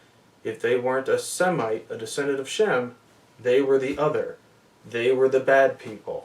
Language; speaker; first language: English; native; English